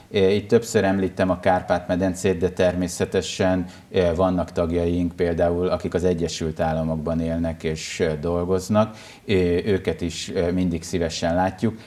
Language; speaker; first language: Hungarian; native; Hungarian